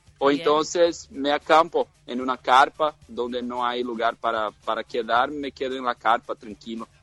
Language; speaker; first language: Spanish; non-native, fluent; Portuguese